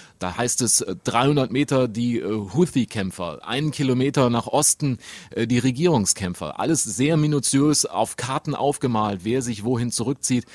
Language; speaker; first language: German; native; German